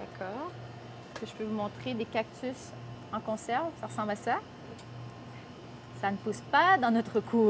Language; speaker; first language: French; native; French